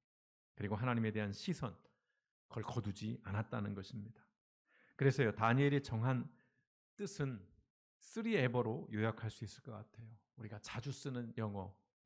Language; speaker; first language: Korean; native; Korean